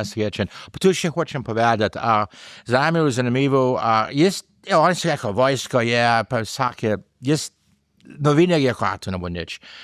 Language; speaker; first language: Slovenian; early bilingual, heritage; English